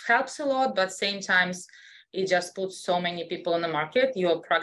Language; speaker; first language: English; non-native, fluent; Russian